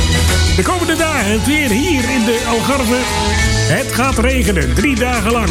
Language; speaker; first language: Dutch; native; Dutch